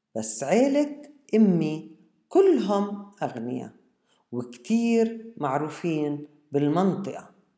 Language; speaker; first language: Arabic; native; Arabic